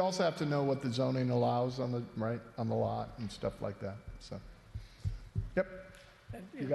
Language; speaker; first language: English; native; English